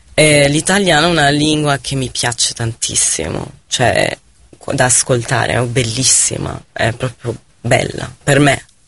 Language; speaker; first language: Italian; non-native, fluent; Arabic